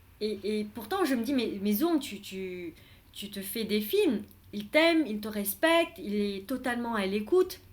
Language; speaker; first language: French; non-native, fluent; Vietnamese